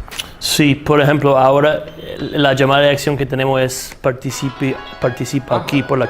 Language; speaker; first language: Spanish; non-native, fluent; English